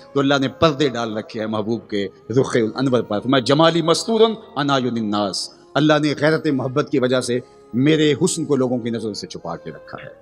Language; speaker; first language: Urdu; non-native, local second language; Punjabi